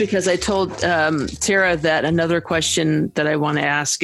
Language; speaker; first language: English; native; English